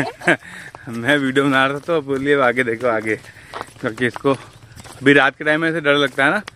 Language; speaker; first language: Hindi; native; Hindi